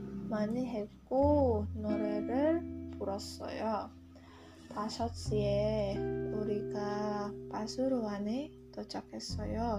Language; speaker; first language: Korean; non-native, learner; Indonesian